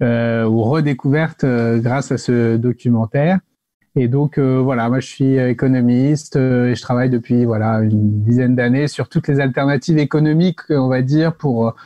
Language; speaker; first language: French; native; French